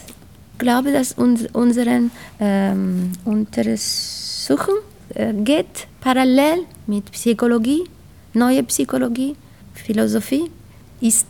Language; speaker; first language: German; non-native, learner; Italian